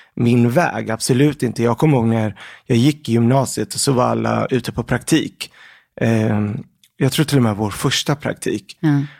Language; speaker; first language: Swedish; early bilingual, other home language; Arabic